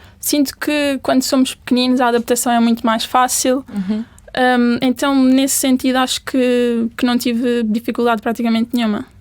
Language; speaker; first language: Portuguese; early bilingual, other home language; Spanish